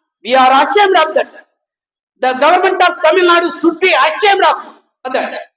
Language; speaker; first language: English; non-native, local second language; Tamil